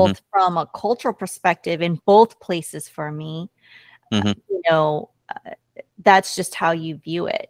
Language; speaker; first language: English; early bilingual, other home language; Korean